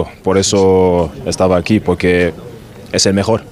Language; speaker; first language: Spanish; non-native, learner; German